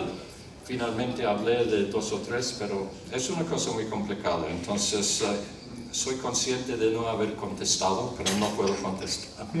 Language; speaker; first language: Spanish; non-native, fluent; English